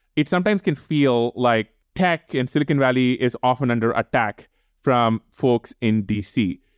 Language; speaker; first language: English; non-native, local second language; Tamil